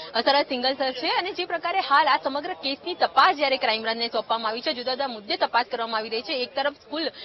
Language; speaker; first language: Gujarati; native; Gujarati